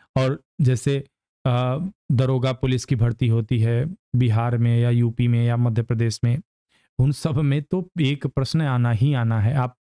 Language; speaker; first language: Hindi; native; Hindi